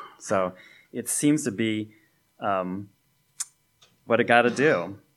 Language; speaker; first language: English; native; English